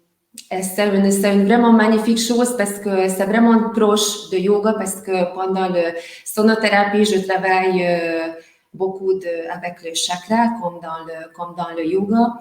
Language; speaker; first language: French; non-native, learner; Hungarian